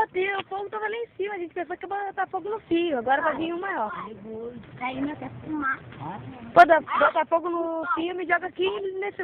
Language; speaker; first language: Portuguese; native; Portuguese